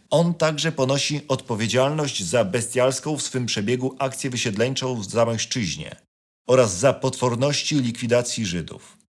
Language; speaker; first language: Polish; native; Polish